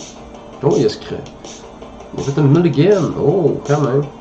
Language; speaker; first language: French; native; French